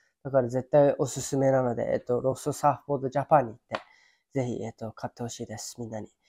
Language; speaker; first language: Japanese; early bilingual, other home language; English